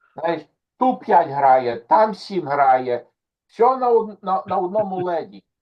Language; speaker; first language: Ukrainian; early bilingual, heritage; Ukrainian